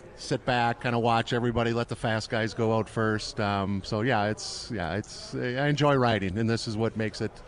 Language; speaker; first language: English; native; English